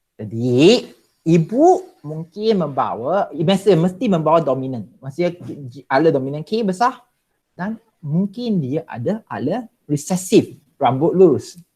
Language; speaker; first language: Malay; non-native, local second language; Chinese